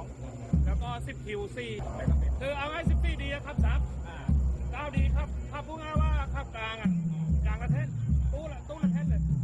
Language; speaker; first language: Thai; native; Thai